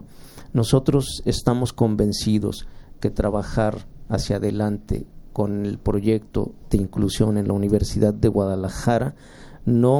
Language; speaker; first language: Spanish; native; Spanish